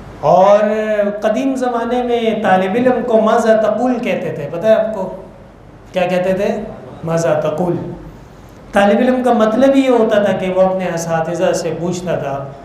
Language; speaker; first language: Urdu; non-native, local second language; Pashto